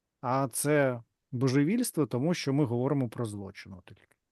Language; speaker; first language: Ukrainian; non-native, learner; Russian